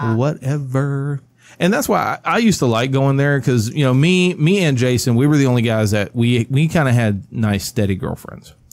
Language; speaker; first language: English; native; English